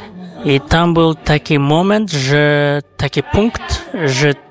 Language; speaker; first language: Polish; non-native, fluent; Kazakh